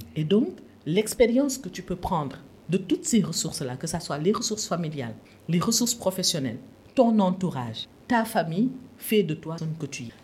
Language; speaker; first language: French; non-native, local second language; Wolof